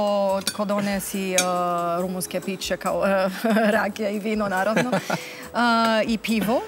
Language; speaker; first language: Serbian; non-native, learner; Romanian